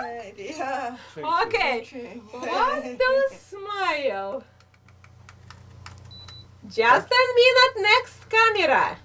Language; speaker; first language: English; non-native, learner; Russian